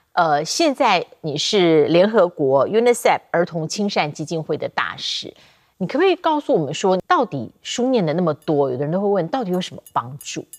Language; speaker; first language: Chinese; native; Chinese